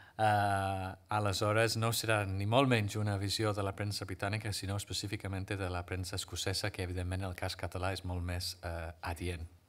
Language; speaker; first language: Catalan; native; Catalan